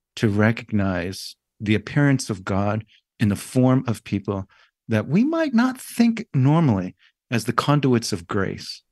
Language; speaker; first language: English; native; English